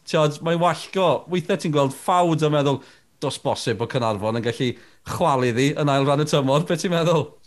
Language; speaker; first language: Welsh; native; Welsh